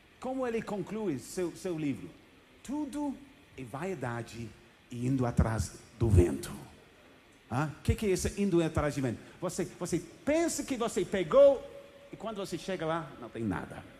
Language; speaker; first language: Portuguese; non-native, fluent; English